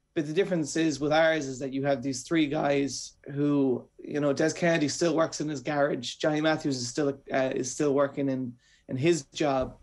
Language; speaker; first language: English; native; English